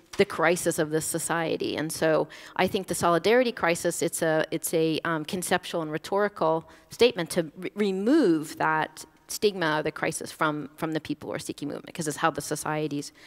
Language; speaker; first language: English; native; English